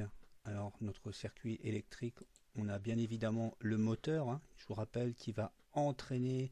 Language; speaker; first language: French; native; French